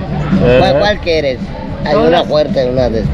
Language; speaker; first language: Spanish; native; Spanish